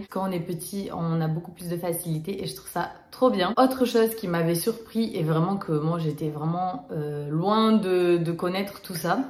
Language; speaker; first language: French; early bilingual, other home language; Romanian